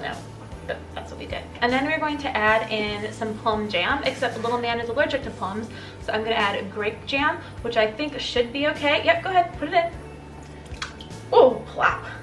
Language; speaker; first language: English; native; English